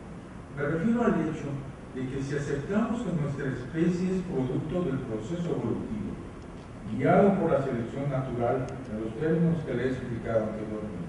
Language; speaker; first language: Spanish; native; Spanish